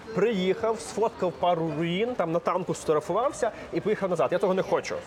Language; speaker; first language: Ukrainian; native; Ukrainian